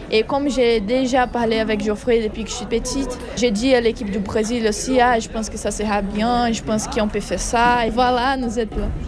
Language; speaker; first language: French; non-native, learner; Portuguese